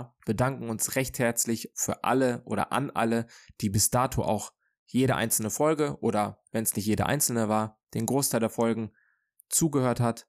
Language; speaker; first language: German; native; German